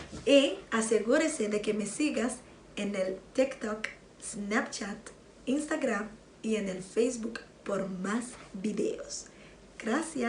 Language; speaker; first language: Spanish; non-native, learner; Haitian Creole